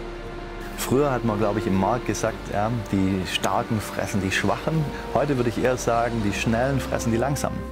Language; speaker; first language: German; native; German